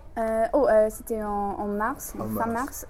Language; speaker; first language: French; non-native, fluent; English